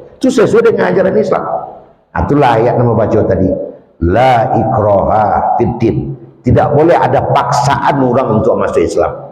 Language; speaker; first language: Malay; non-native, local second language; Minangkabau